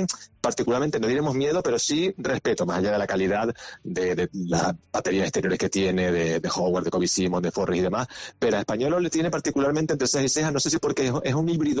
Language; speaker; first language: Spanish; native; Spanish